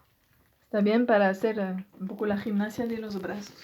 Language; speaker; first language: Spanish; non-native, fluent; French